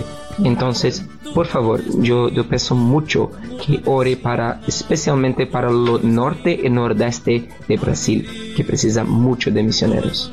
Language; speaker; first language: Spanish; non-native, learner; Portuguese